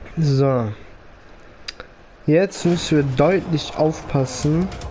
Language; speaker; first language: German; early bilingual, other home language; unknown